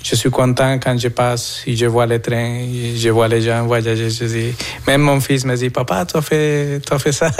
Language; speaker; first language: French; non-native, learner; Spanish